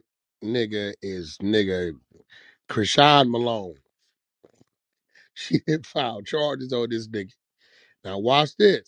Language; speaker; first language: English; native; English